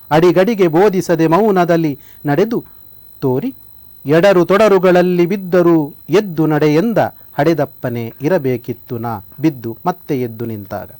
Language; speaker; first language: Kannada; non-native, local second language; Tulu